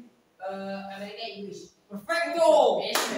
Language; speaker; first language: English; non-native, learner; Indonesian